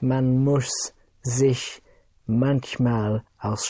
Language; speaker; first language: German; non-native, learner; English